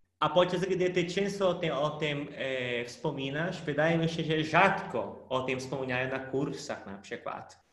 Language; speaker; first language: Polish; non-native, fluent; Portuguese